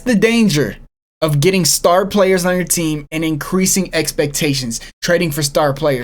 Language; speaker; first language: English; native; English